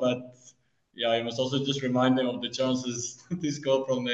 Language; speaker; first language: English; non-native, local second language; Afrikaans